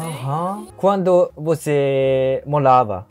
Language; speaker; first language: Portuguese; non-native, learner; Japanese